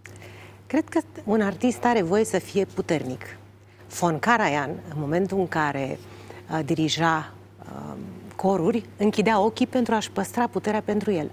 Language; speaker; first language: Romanian; native; Romanian